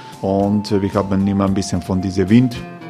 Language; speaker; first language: German; non-native, learner; Croatian